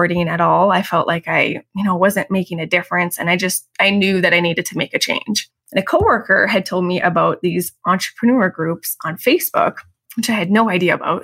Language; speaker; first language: English; native; English